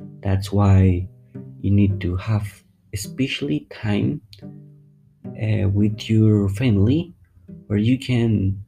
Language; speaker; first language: English; non-native, fluent; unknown